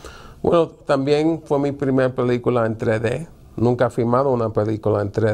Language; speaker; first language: Spanish; early bilingual, heritage; Spanish